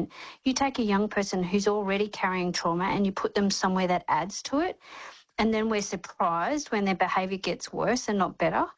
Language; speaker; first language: English; native; English